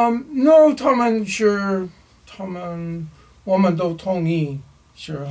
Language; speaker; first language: Chinese; non-native, learner; English